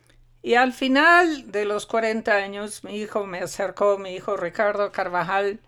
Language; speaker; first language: Spanish; non-native, fluent; English